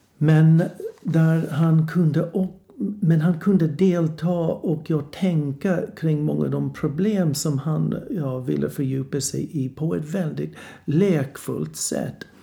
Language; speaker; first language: Swedish; non-native, fluent; English